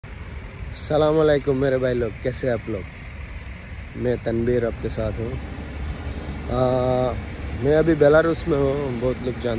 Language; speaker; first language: Hindi; non-native, learner; Bangla